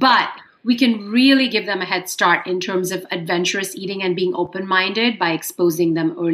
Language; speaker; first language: English; non-native, local second language; Hindi